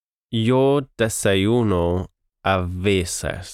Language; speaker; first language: Spanish; non-native, learner; English